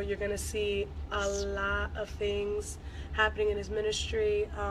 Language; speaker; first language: English; early bilingual, other home language; Spanish